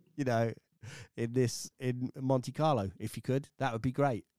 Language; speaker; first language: English; native; English